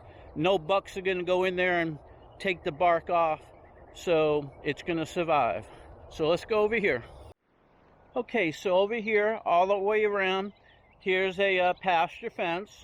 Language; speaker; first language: English; native; English